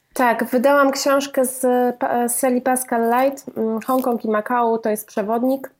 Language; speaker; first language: Polish; native; Polish